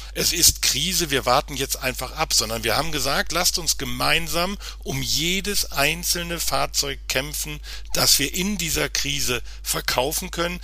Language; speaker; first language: German; native; German